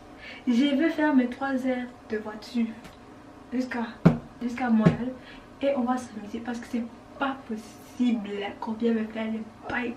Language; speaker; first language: French; early bilingual, other home language; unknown